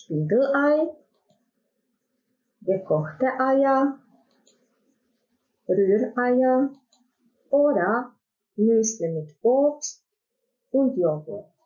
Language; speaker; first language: German; non-native, fluent; Croatian